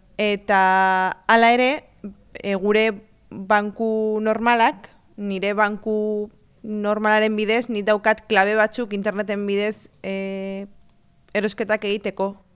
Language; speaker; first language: Basque; non-native, local second language; Spanish